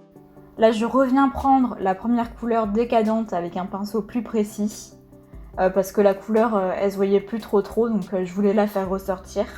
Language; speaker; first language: French; native; French